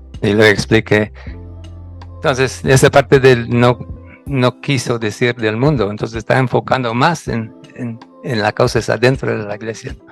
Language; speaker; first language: Spanish; non-native, fluent; English